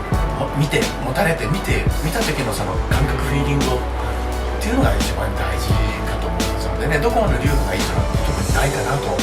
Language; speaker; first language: Japanese; native; Japanese